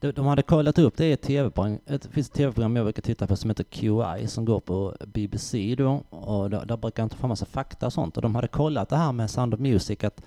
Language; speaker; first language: Swedish; native; Swedish